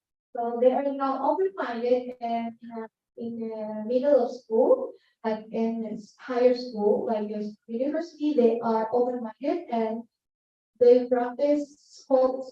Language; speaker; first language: English; non-native, learner; Indonesian